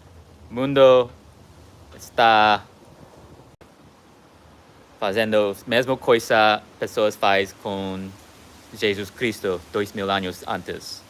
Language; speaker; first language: Portuguese; non-native, learner; English